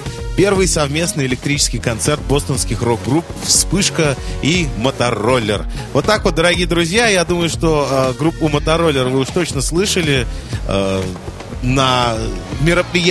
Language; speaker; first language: Russian; native; Russian